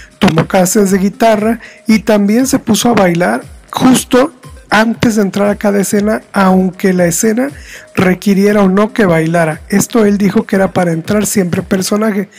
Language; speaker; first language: Spanish; native; Spanish